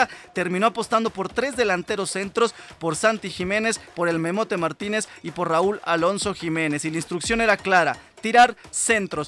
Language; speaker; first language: Spanish; native; Spanish